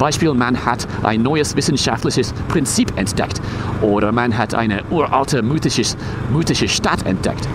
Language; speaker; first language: German; non-native, fluent; English